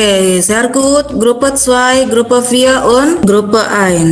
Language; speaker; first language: German; non-native, fluent; Indonesian